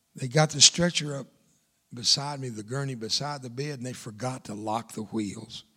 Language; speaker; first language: English; early bilingual, other home language; Spanish